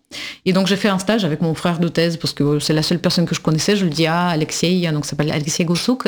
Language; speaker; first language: French; non-native, fluent; Russian